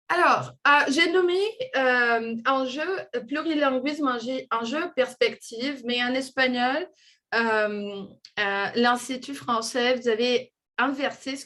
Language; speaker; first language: French; non-native, fluent; Portuguese